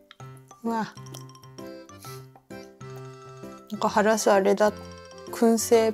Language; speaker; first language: Japanese; native; Japanese